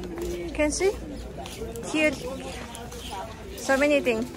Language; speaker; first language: English; non-native, learner; Indonesian